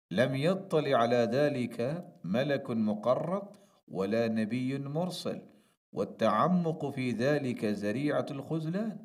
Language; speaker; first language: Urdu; native; Urdu